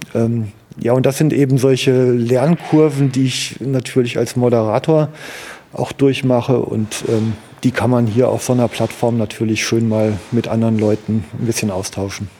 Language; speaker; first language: German; native; German